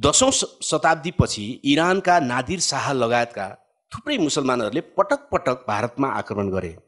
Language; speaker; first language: Nepali; native; Nepali